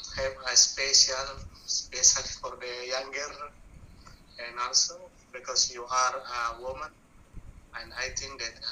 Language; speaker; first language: English; non-native, learner; Buginese